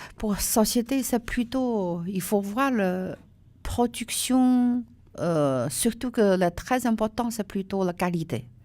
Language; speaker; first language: French; non-native, learner; Chinese